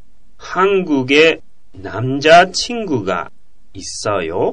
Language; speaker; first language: Korean; non-native, fluent; Japanese